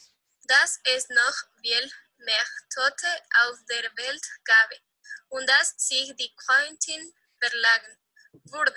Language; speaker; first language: German; non-native, learner; Spanish